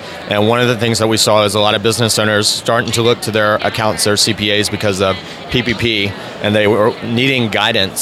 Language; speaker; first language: English; native; English